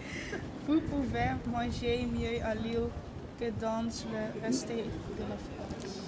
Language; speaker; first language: French; non-native, learner; Dutch